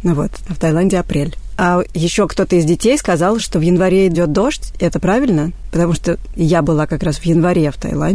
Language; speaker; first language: Russian; native; Russian